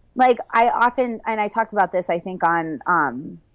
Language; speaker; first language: English; native; English